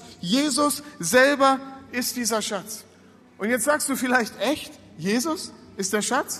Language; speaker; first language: German; native; German